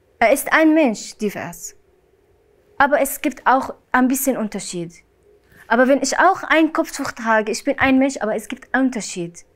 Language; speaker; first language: German; non-native, learner; Arabic